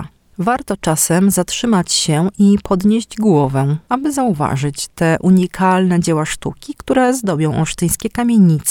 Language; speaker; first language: Polish; native; Polish